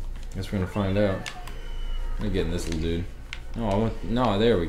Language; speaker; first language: English; native; English